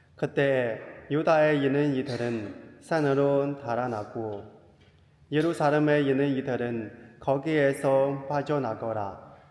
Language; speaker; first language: Korean; non-native, fluent; Chinese